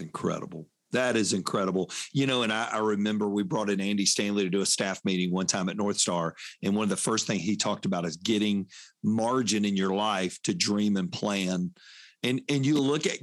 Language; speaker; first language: English; native; English